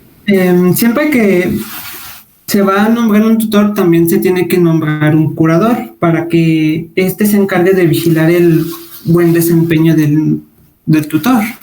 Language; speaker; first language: Spanish; native; Spanish